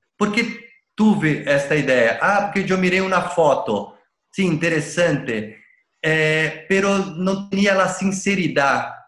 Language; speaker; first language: Spanish; non-native, learner; Portuguese